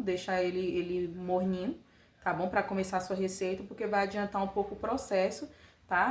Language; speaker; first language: Portuguese; native; Portuguese